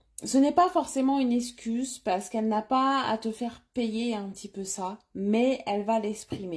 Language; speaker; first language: French; native; French